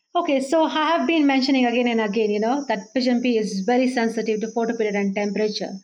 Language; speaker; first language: English; non-native, local second language; Marathi